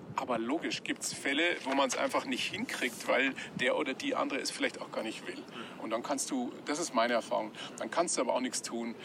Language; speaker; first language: German; native; German